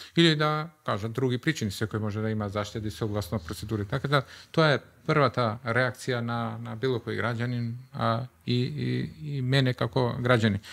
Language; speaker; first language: Macedonian; non-native, local second language; Albanian